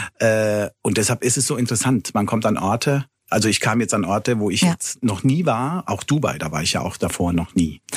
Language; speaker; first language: German; early bilingual, other home language; Italian